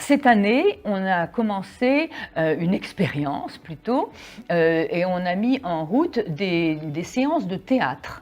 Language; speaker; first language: French; native; French